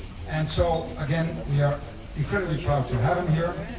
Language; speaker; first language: English; non-native, fluent; Dutch